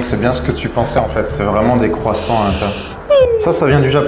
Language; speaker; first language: French; native; French